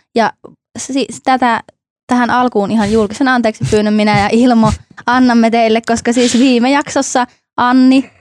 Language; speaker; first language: Finnish; native; Finnish